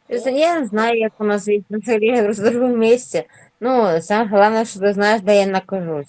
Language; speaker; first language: Ukrainian; non-native, local second language; Russian